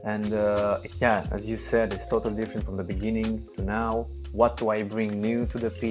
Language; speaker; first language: English; non-native, fluent; Romanian